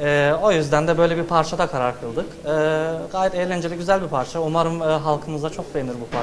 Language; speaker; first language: Turkish; early bilingual, heritage; Turkish